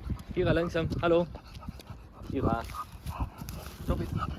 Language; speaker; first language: German; native; German